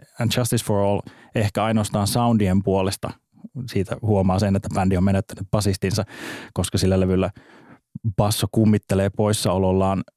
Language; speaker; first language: Finnish; native; Finnish